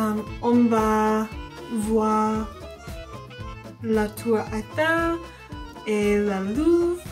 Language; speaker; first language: French; non-native, learner; English